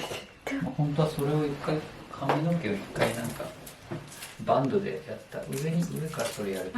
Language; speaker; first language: Japanese; native; Japanese